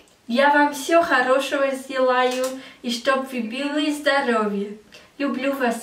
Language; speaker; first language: Russian; early bilingual, heritage; German